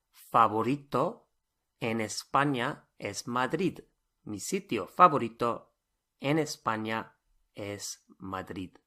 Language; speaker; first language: Spanish; non-native, fluent; English